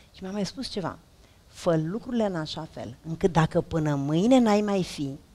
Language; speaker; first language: Romanian; native; Romanian